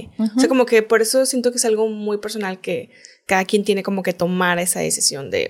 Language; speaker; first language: Spanish; native; Spanish